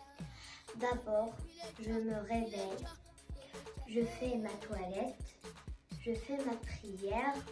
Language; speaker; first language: French; non-native, learner; Arabic